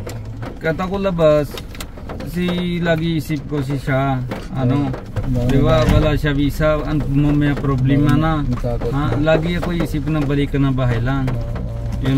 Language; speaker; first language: Filipino; non-native, local second language; Punjabi